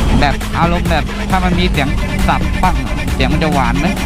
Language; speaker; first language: Thai; native; Thai